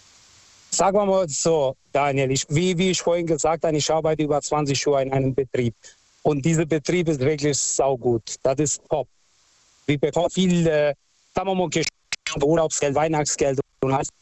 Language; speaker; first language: German; non-native, local second language; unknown